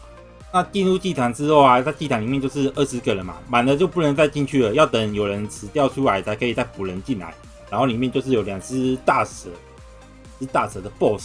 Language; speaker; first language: Chinese; native; Chinese